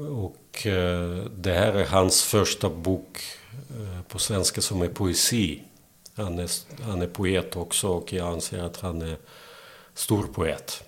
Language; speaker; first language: Swedish; non-native, fluent; Belarusian